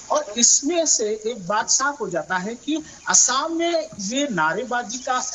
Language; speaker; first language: Hindi; non-native, local second language; Assamese